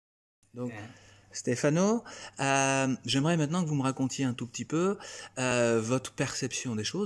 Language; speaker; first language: French; native; French